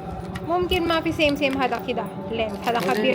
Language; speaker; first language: Arabic; non-native, learner; Filipino